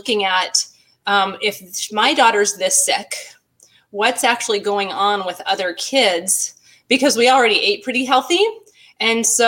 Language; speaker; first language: English; native; English